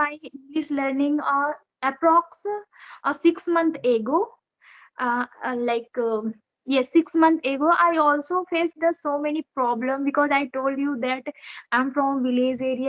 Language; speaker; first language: English; non-native, learner; Odia